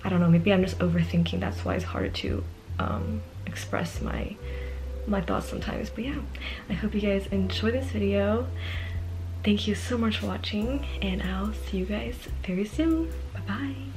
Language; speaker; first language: English; early bilingual, other home language; Chinese